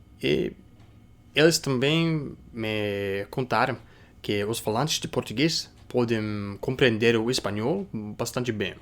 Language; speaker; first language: Portuguese; non-native, fluent; English